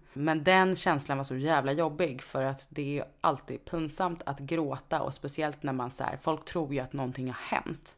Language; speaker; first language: Swedish; native; Swedish